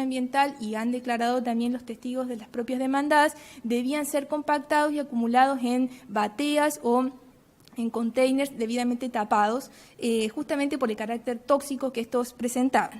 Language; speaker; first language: Spanish; native; Spanish